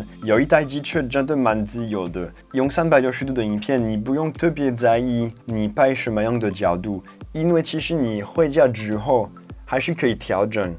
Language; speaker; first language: Chinese; non-native, fluent; French